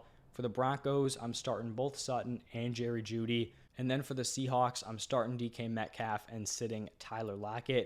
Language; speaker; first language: English; native; English